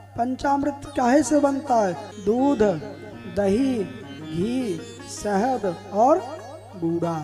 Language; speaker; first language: Hindi; native; Hindi